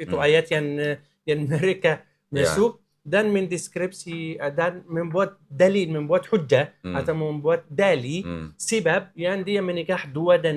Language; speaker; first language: Indonesian; non-native, learner; Arabic